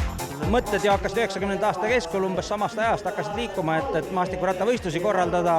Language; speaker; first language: Estonian; native; Estonian